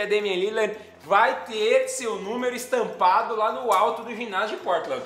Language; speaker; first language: Portuguese; native; Portuguese